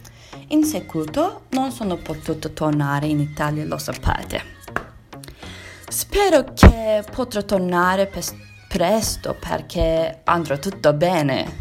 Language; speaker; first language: Italian; non-native, learner; Turkish